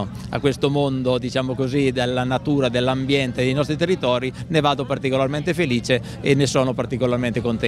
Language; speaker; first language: Italian; native; Italian